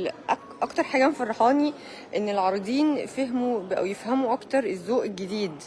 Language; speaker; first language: Arabic; native; Arabic